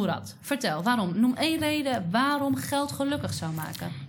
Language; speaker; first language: Dutch; native; Dutch